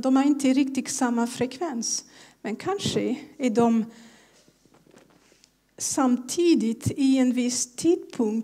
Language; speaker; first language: Swedish; non-native, fluent; French